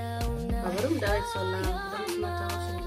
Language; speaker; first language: German; non-native, learner; Swahili